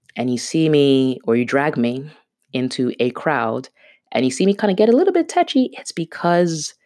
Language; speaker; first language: English; non-native, local second language; Swahili